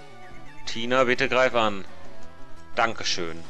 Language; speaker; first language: German; native; German